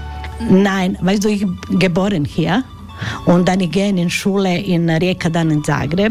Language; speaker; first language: German; non-native, learner; Croatian